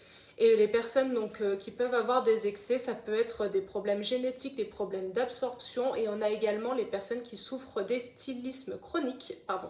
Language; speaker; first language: French; native; French